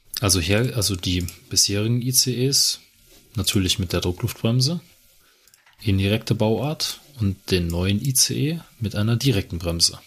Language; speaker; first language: German; native; German